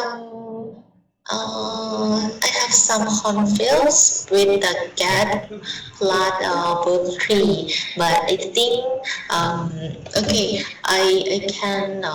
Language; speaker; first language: English; non-native, learner; Thai